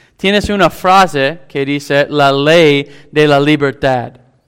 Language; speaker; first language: Spanish; non-native, fluent; English